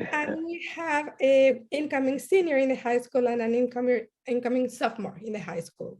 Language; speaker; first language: English; non-native, fluent; Spanish